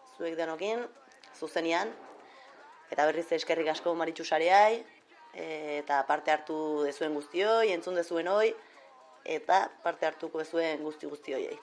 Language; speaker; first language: Basque; native; Basque